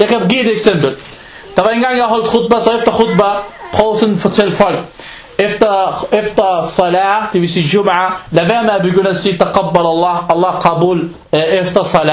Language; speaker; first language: Danish; non-native, local second language; Arabic